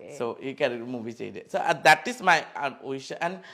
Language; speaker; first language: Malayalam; non-native, learner; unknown